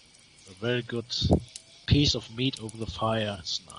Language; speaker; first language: English; non-native, learner; German